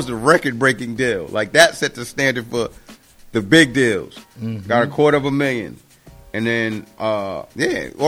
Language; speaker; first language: English; native; English